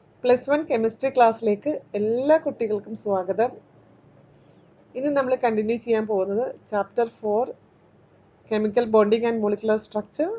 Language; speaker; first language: Malayalam; native; Malayalam